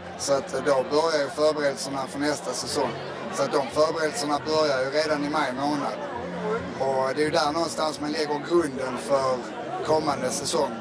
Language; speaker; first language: Swedish; native; Swedish